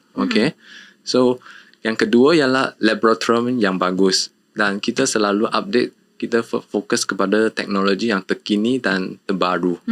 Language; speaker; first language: Malay; non-native, local second language; Chinese